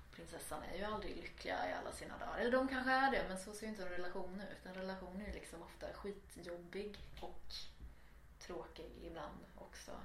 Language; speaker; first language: Swedish; native; Swedish